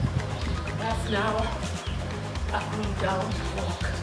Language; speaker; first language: English; non-native, local second language; Swahili